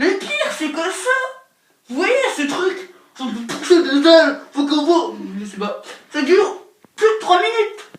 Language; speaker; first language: French; native; French